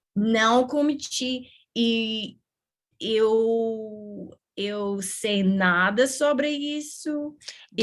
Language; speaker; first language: Portuguese; non-native, learner; English